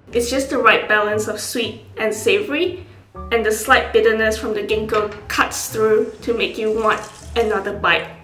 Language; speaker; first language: English; non-native, local second language; Min Nan Chinese